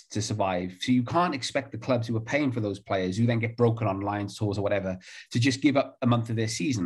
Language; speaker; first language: English; native; English